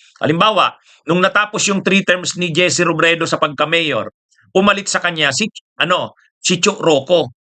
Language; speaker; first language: Filipino; non-native, local second language; Bikol